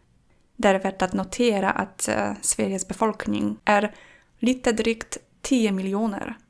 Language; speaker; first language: Swedish; non-native, fluent; Polish